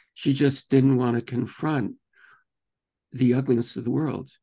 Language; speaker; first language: English; native; English